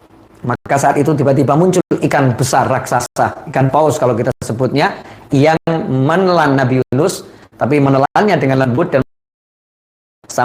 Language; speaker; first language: Indonesian; native; Indonesian